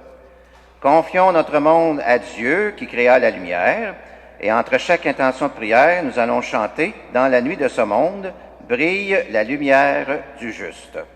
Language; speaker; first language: French; native; French